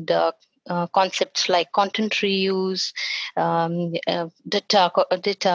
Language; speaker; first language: English; non-native, local second language; Kannada